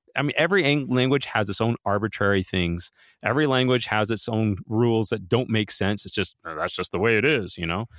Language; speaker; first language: English; native; English